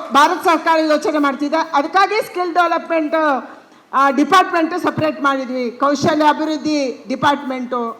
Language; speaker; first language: Kannada; non-native, local second language; Tulu